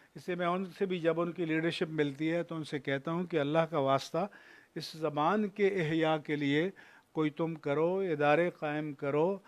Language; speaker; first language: Urdu; non-native, local second language; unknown